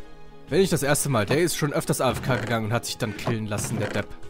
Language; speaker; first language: German; native; German